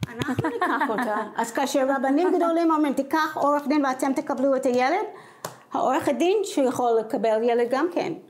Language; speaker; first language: Hebrew; non-native, fluent; English